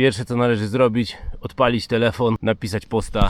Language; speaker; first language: Polish; native; Polish